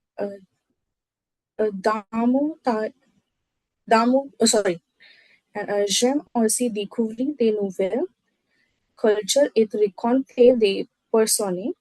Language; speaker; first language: French; non-native, learner; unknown